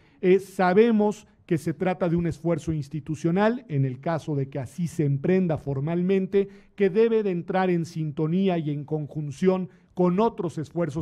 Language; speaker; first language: Spanish; native; Spanish